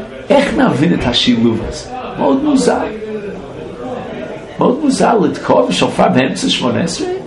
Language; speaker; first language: Hebrew; non-native, fluent; English